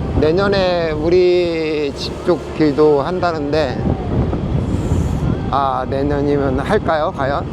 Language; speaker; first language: Korean; native; Korean